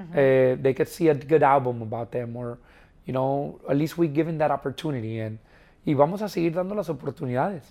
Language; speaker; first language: Spanish; early bilingual, heritage; Spanish